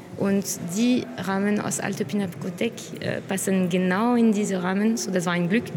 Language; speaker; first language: German; non-native, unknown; French